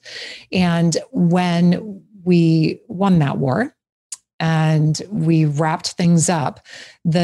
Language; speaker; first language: English; native; English